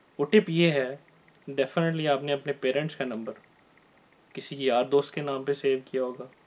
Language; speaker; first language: Urdu; native; Urdu